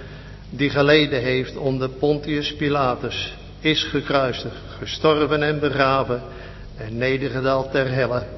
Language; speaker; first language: Dutch; native; Dutch